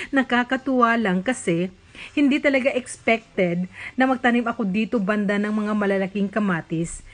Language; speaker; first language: Filipino; native; Filipino